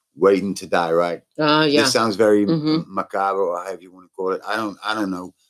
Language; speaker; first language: English; non-native, fluent; Dutch